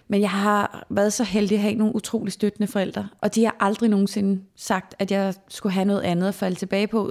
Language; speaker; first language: Danish; native; Danish